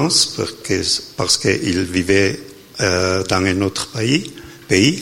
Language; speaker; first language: French; non-native, learner; Italian